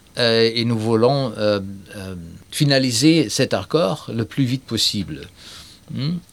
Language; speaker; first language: French; non-native, fluent; German